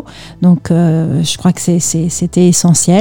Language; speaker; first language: French; native; French